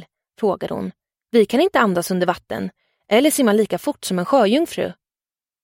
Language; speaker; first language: Swedish; native; Swedish